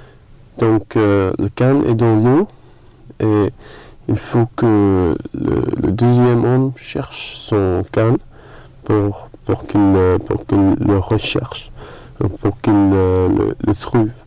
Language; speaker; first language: French; non-native, learner; English